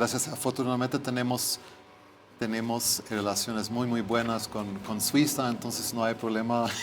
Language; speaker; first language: Spanish; non-native, fluent; Swedish